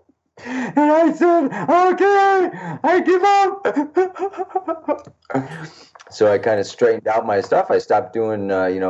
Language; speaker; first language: English; native; English